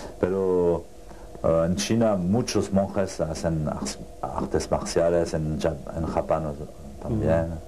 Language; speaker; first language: Spanish; non-native, learner; French